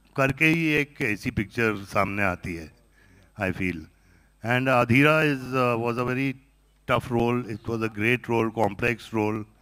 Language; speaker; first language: Hindi; native; Hindi